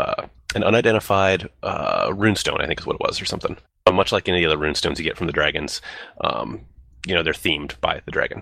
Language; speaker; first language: English; native; English